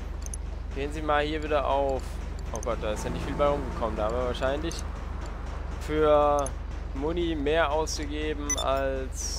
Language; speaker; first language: German; native; German